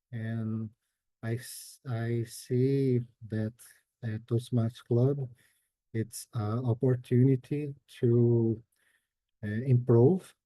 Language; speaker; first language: English; non-native, learner; Portuguese